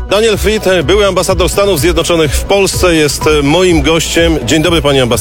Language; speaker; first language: Polish; native; Polish